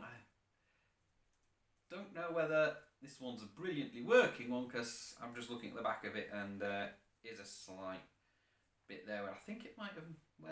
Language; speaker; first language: English; native; English